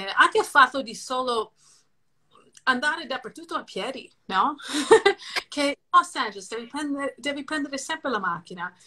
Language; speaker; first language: Italian; non-native, fluent; English